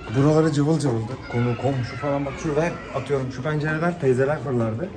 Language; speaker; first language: Turkish; native; Turkish